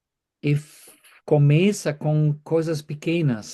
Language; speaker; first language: Portuguese; non-native, fluent; German